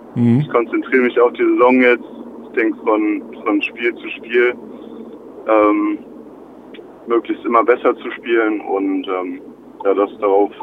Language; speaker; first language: German; native; German